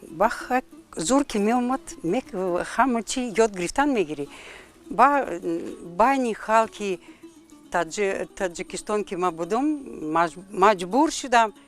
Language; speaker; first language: Tajik; non-native, fluent; Russian